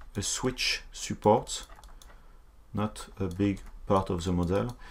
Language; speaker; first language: English; non-native, fluent; French